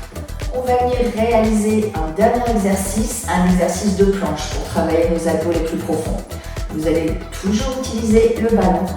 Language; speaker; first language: French; native; French